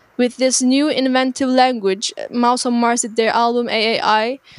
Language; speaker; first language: English; non-native, fluent; Turkish